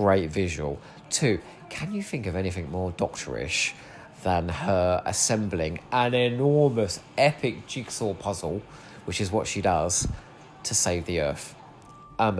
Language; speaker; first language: English; native; English